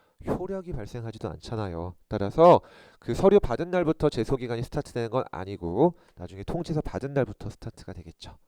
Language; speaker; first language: Korean; native; Korean